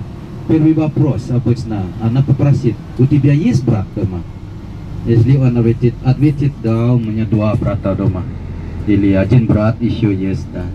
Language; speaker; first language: Russian; non-native, fluent; Balinese